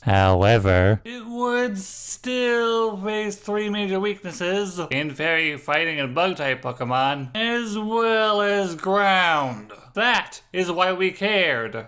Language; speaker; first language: English; native; English